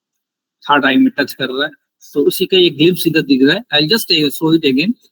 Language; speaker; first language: Hindi; non-native, local second language; Bangla